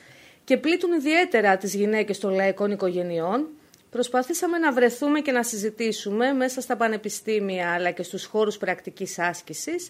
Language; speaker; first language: Greek; native; Greek